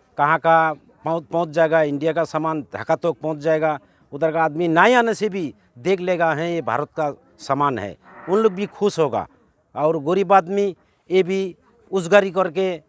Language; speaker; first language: Hindi; non-native, local second language; Bangla